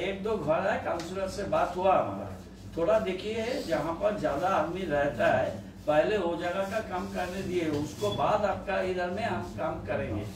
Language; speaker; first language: Hindi; non-native, local second language; Bangla